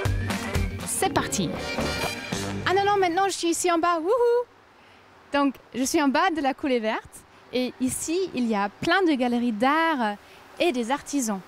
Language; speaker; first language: French; non-native, fluent; German